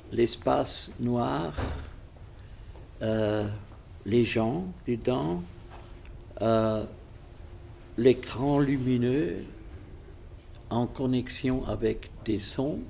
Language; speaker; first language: French; non-native, fluent; German